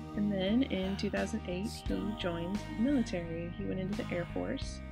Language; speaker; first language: English; native; English